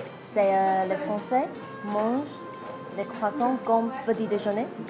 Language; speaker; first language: French; non-native, learner; Chinese